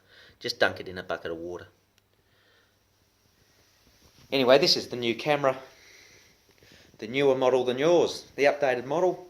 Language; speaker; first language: English; native; English